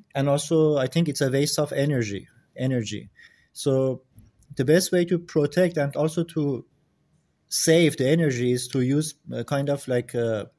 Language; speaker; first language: English; non-native, fluent; Persian